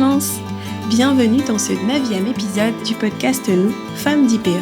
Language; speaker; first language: French; native; French